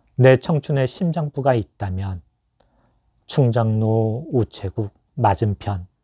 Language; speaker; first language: Korean; native; Korean